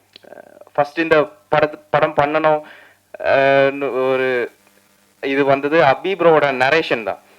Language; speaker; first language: Tamil; non-native, fluent; Malayalam